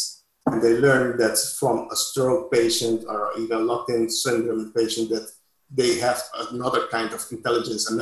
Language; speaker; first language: English; non-native, fluent; Papiamento